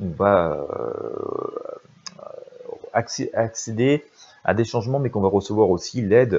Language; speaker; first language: French; native; French